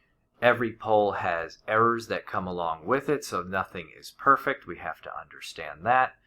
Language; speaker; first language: English; native; English